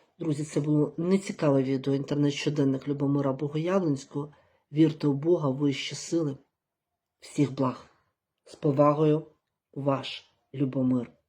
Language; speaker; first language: Ukrainian; native; Ukrainian